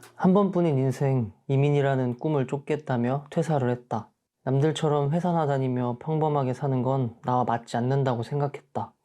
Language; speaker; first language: Korean; native; Korean